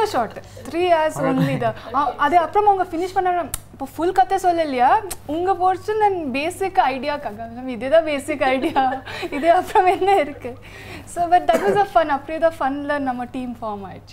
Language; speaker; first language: Tamil; non-native, learner; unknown